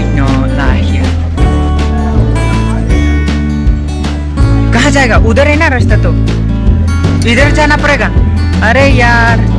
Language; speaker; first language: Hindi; non-native, local second language; Khasi